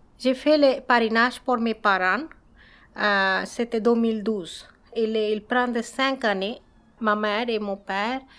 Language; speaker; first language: French; non-native, learner; Bangla